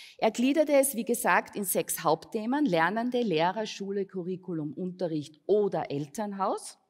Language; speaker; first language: German; native; German